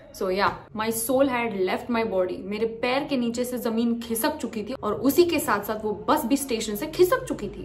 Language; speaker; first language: Hindi; non-native, local second language; Marathi